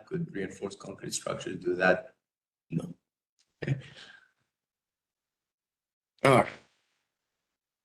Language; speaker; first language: English; non-native, fluent; Greek